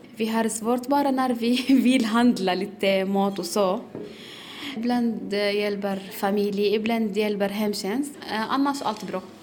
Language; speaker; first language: Swedish; non-native, learner; Arabic